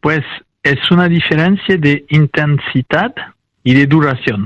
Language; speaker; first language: Spanish; non-native, fluent; French